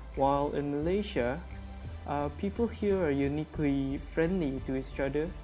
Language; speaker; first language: English; non-native, local second language; Malay